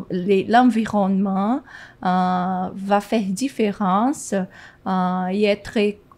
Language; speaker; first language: French; non-native, fluent; Portuguese